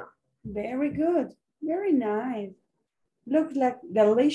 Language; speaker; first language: English; non-native, learner; Spanish